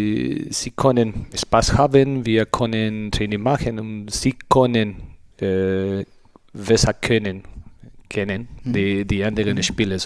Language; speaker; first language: German; non-native, learner; Spanish